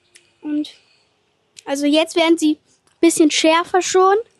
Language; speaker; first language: German; native; German